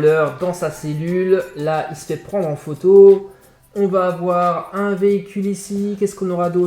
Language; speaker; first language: French; native; French